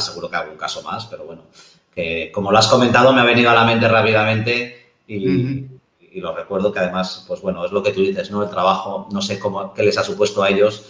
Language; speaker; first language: Spanish; native; Spanish